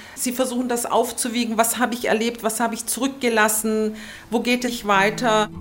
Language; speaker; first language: German; non-native, fluent; Turkish